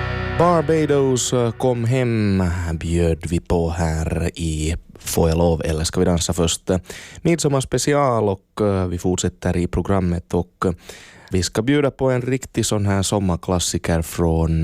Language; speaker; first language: Swedish; native; Swedish